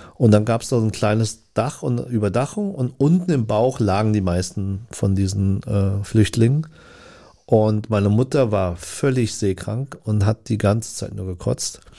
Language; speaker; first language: German; early bilingual, other home language; Vietnamese